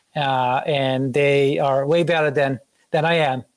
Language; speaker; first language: English; non-native, fluent; Portuguese